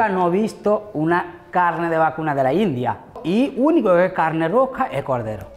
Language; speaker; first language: Spanish; non-native, learner; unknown